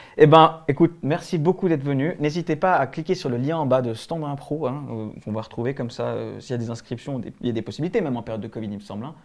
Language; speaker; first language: French; early bilingual, other home language; Spanish